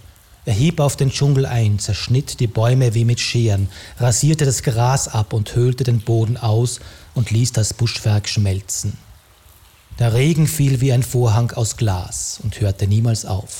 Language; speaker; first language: German; native; German